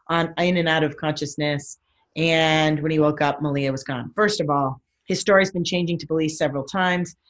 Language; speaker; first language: English; native; English